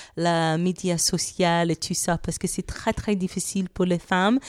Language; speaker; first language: French; non-native, fluent; English